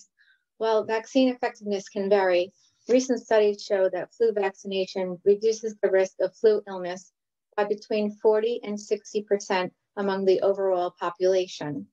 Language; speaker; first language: English; native; English